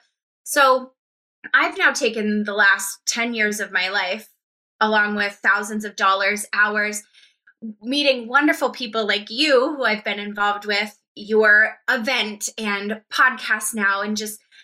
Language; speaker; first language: English; native; English